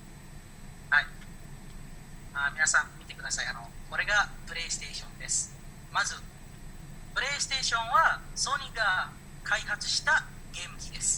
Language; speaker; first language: Japanese; non-native, learner; Indonesian